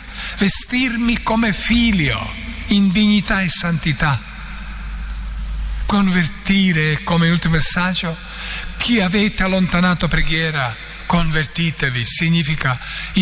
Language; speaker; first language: Italian; non-native, fluent; Croatian